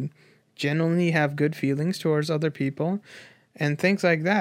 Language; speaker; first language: English; non-native, local second language; Nepali